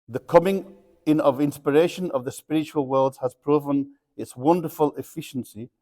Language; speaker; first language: English; early bilingual, other home language; Punjabi